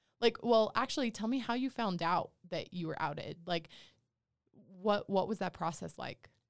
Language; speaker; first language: English; native; English